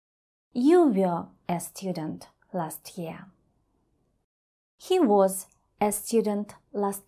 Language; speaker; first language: English; non-native, fluent; Russian